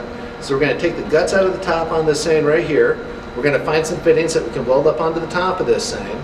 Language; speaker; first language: English; native; English